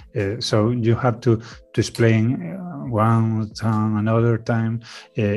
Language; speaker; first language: English; non-native, learner; Spanish